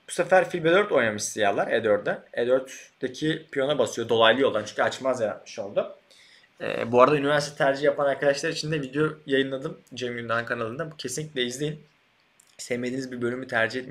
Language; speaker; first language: Turkish; native; Turkish